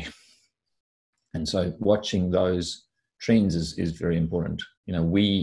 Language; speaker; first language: English; native; English